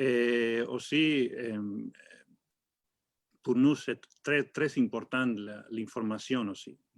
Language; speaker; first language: French; non-native, fluent; Spanish